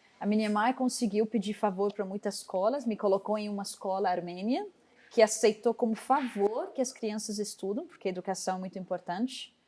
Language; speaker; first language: Portuguese; non-native, fluent; Arabic